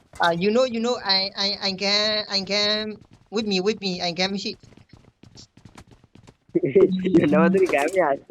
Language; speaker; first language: English; non-native, learner; Burmese